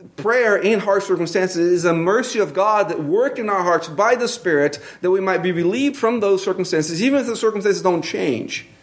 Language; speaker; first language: English; non-native, fluent; Portuguese